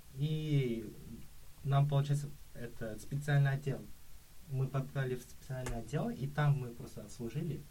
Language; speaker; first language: Russian; early bilingual, other home language; Korean